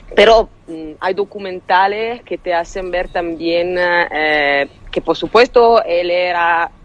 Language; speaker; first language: Spanish; non-native, fluent; Italian